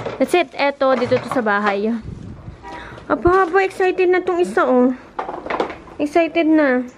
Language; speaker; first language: Filipino; native; Filipino